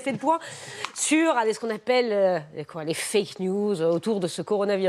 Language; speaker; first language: French; native; French